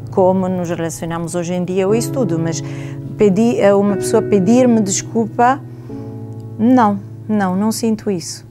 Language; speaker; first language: Portuguese; non-native, fluent; Italian